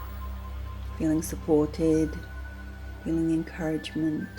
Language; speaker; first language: English; native; English